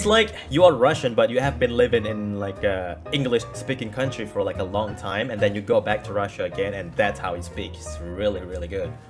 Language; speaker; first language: English; non-native, fluent; Indonesian